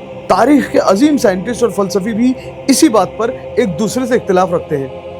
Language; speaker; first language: Hindi; native; Hindi